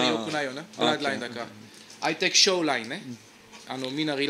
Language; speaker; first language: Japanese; non-native, learner; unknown